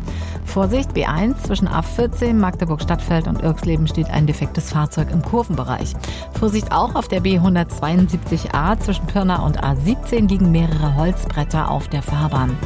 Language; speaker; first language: German; native; German